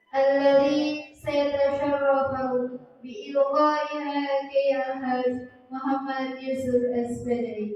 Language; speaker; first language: Arabic; non-native, learner; Indonesian